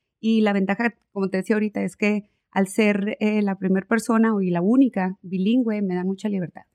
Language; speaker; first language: Spanish; native; Spanish